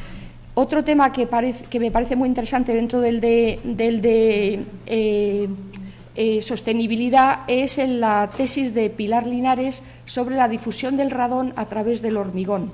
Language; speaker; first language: Spanish; native; Spanish